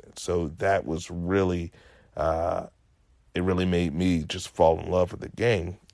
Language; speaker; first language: English; native; English